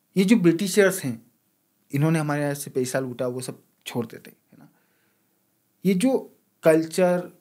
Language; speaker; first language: Hindi; native; Hindi